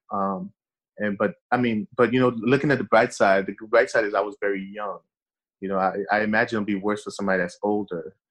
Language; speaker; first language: English; early bilingual, other home language; Haitian Creole